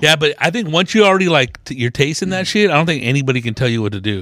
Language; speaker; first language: English; early bilingual, other home language; Spanish